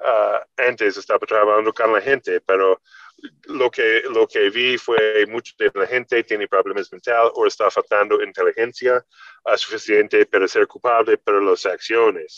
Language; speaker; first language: Spanish; non-native, learner; English